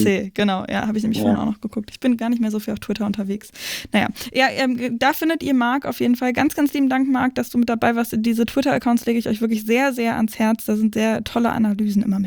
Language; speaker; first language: German; native; German